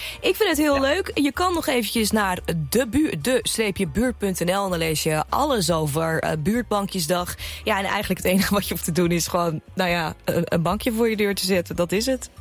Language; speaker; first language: Dutch; native; Dutch